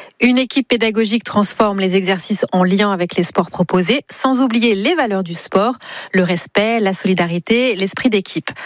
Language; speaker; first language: French; native; French